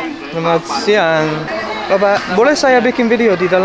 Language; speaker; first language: Indonesian; non-native, learner; English